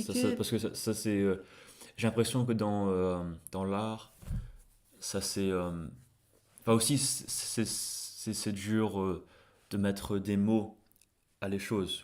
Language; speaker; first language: French; non-native, fluent; English